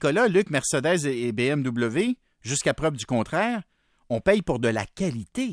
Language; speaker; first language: French; native; French